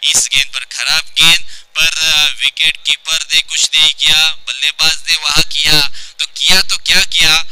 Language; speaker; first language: Hindi; non-native, local second language; Marathi